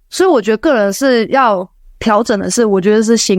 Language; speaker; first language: Chinese; native; Chinese